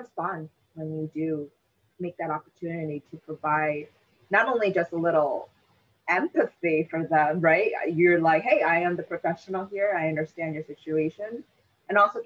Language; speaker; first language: English; native; English